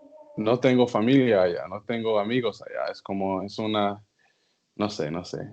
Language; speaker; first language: Spanish; non-native, learner; English